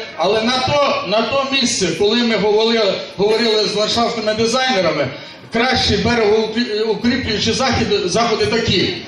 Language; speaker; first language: Ukrainian; native; Ukrainian